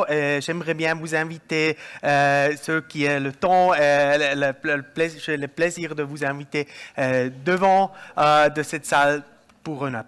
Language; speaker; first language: French; non-native, local second language; German